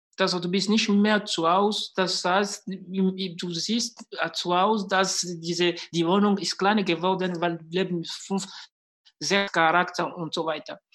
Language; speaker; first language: German; non-native, fluent; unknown